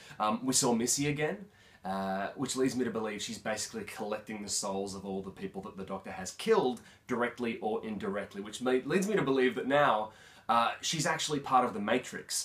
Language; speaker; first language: English; native; English